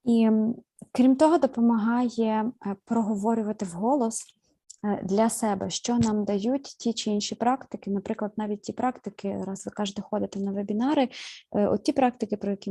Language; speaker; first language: Ukrainian; native; Ukrainian